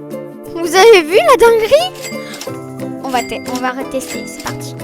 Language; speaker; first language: French; native; French